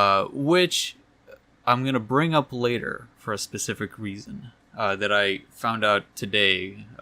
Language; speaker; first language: English; native; English